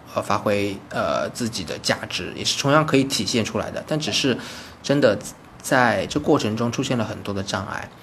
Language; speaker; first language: Chinese; native; Chinese